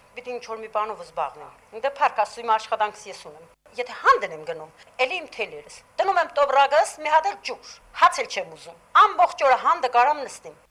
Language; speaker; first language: Armenian; native; Armenian